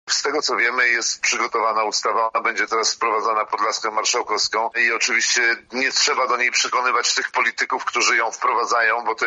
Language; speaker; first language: Polish; native; Polish